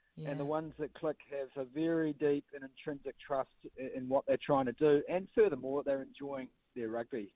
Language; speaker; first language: English; native; English